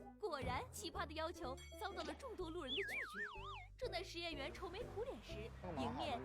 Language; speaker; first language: Chinese; native; Chinese